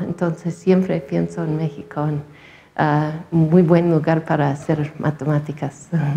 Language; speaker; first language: Spanish; non-native, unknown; English